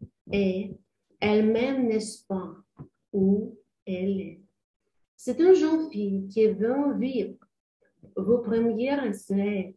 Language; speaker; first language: French; non-native, learner; Ukrainian